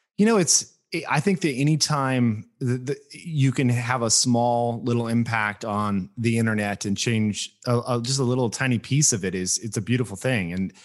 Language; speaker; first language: English; native; English